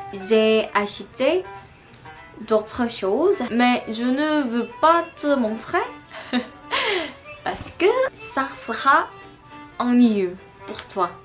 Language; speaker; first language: French; non-native, learner; Korean